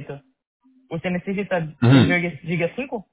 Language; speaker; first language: Spanish; non-native, learner; Portuguese